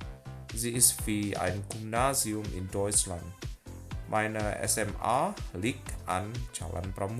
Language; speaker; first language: German; non-native, fluent; Indonesian